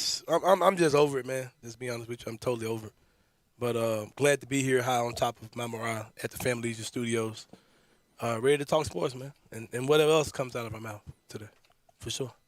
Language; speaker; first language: English; native; English